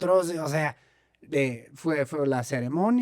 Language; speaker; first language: Spanish; non-native, fluent; German